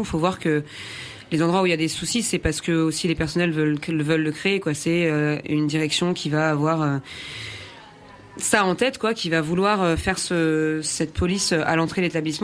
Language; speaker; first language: French; native; French